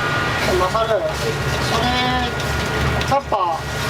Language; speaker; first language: Japanese; native; Japanese